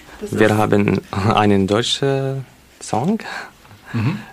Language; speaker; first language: German; non-native, learner; Arabic